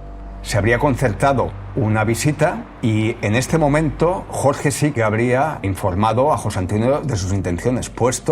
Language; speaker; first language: Spanish; native; Spanish